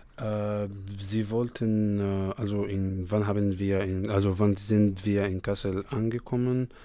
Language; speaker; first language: German; non-native, learner; Arabic